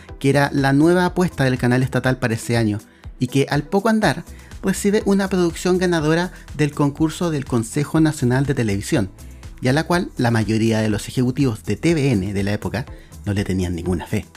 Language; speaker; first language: Spanish; native; Spanish